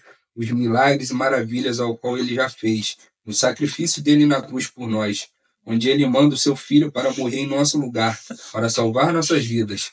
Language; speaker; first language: Portuguese; native; Portuguese